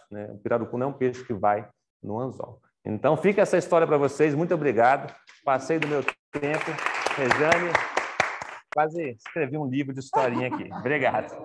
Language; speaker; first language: Portuguese; native; Portuguese